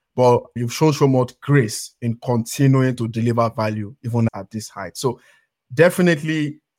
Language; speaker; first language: English; non-native, local second language; Yoruba